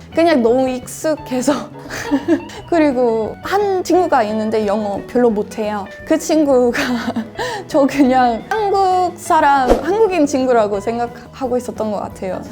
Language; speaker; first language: Korean; non-native, fluent; English